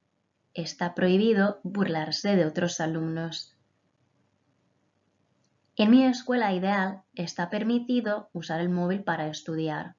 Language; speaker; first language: Spanish; non-native, fluent; Croatian